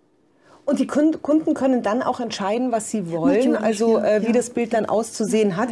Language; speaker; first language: German; native; German